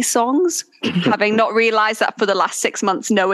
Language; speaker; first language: English; native; English